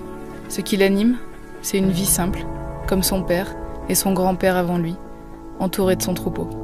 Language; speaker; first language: French; native; French